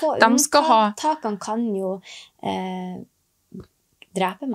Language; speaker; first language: Norwegian; native; Norwegian